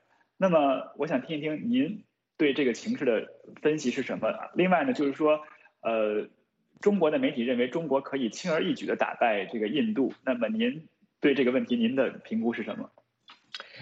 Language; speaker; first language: Chinese; native; Chinese